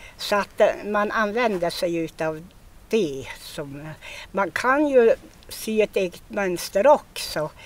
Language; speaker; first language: Swedish; native; Swedish